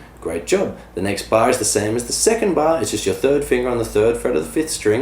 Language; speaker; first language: English; native; English